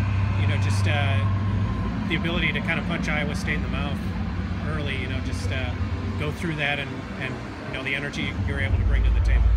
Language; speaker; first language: English; native; English